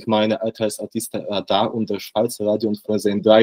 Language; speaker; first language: German; non-native, learner; Polish